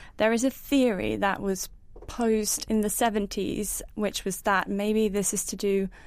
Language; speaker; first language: English; non-native, fluent; Norwegian